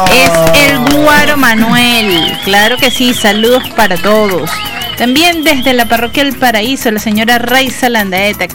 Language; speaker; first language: Spanish; native; Spanish